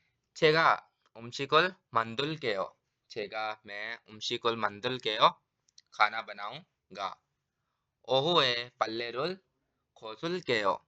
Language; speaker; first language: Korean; non-native, fluent; Urdu